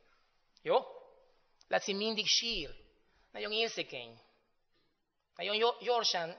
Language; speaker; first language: Hungarian; non-native, fluent; Spanish